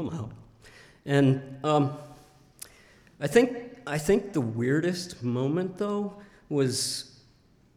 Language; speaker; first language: English; native; English